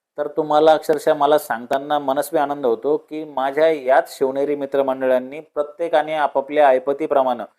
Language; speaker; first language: Marathi; native; Marathi